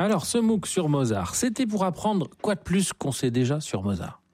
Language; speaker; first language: French; native; French